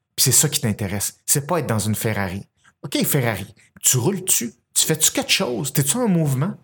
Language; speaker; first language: French; native; French